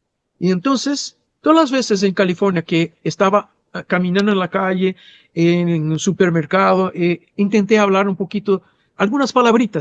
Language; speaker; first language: Spanish; non-native, fluent; Portuguese